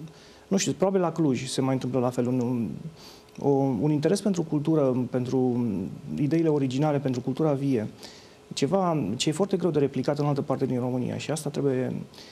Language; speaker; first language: Romanian; native; Romanian